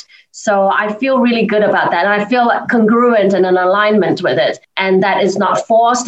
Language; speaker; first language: English; native; English